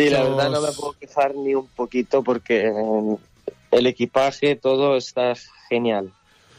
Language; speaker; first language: Spanish; early bilingual, other home language; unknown